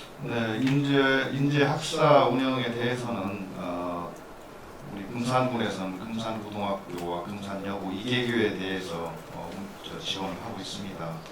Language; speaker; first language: Korean; native; Korean